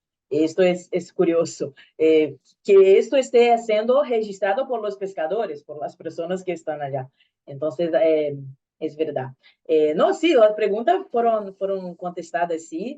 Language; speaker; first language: Spanish; non-native, learner; Portuguese